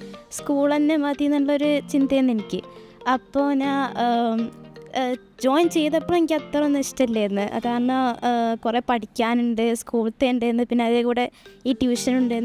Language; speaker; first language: Malayalam; early bilingual, heritage; Malayalam